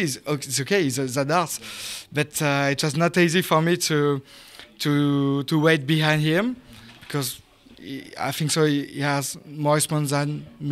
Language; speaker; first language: English; non-native, learner; French